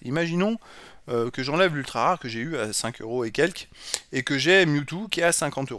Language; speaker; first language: French; native; French